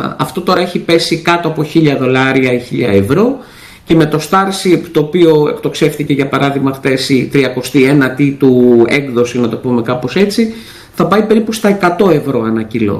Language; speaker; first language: Greek; native; Greek